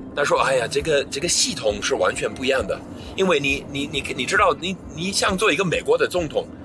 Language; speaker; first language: Chinese; non-native, fluent; English